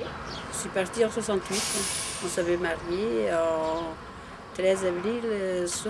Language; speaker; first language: French; non-native, learner; Portuguese